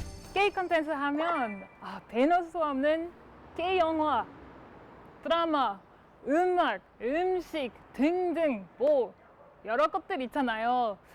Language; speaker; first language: Korean; non-native, fluent; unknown